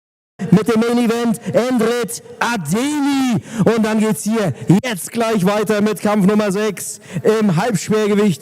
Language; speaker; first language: German; native; German